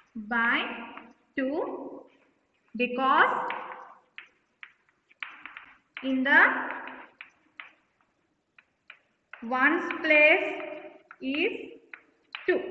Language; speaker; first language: English; non-native, local second language; Telugu